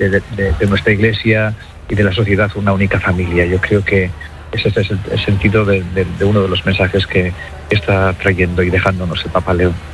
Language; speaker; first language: Spanish; native; Spanish